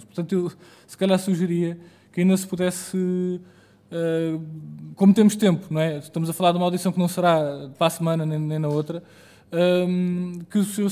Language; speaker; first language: Portuguese; native; Portuguese